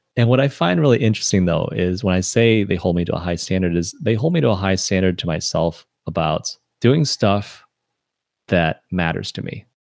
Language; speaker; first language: English; early bilingual, other home language; Chinese